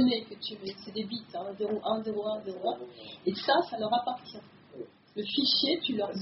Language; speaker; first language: French; native; French